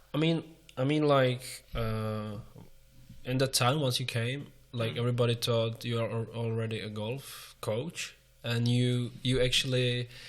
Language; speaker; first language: English; non-native, learner; Czech